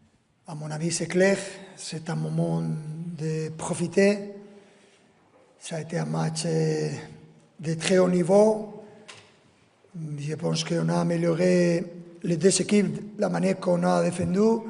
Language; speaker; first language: French; non-native, fluent; Spanish